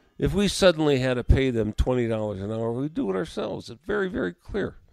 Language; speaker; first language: English; native; English